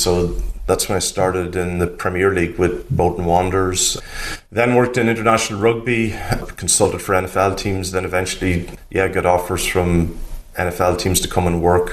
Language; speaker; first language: English; native; English